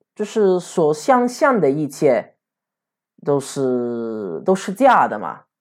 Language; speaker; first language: Chinese; non-native, fluent; Italian